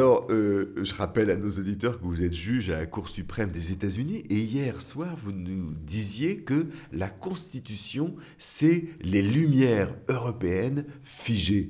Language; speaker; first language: French; native; French